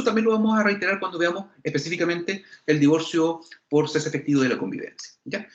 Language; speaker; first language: Spanish; native; Spanish